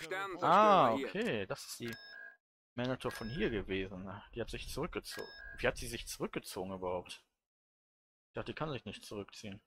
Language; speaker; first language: German; native; German